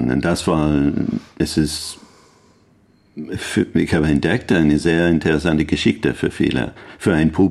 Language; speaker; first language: German; non-native, learner; English